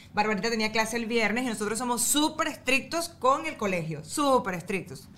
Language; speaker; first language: Spanish; native; Spanish